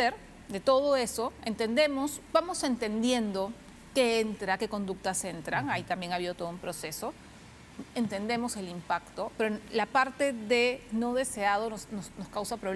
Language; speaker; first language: Spanish; native; Spanish